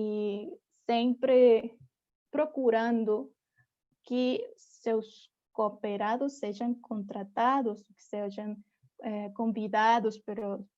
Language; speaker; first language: Portuguese; non-native, fluent; Spanish